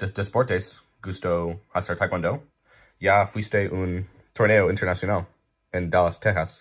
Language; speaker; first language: Spanish; non-native, learner; English